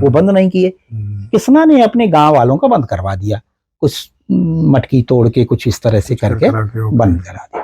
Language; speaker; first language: Hindi; native; Hindi